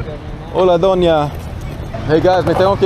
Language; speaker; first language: Spanish; non-native, fluent; English